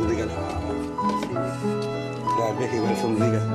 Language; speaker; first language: Spanish; native; Spanish